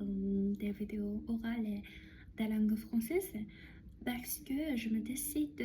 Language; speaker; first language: French; non-native, learner; Chinese